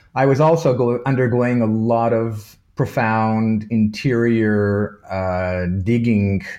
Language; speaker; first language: English; native; English